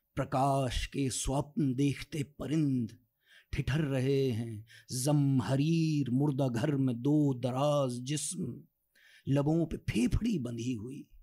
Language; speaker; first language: Urdu; native; Urdu